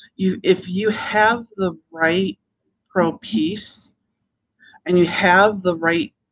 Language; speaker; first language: English; native; English